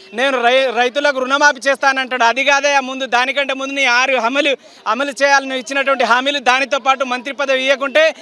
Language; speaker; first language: Telugu; non-native, local second language; Lambadi